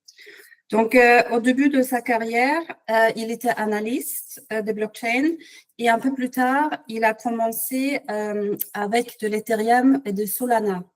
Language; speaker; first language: French; non-native, fluent; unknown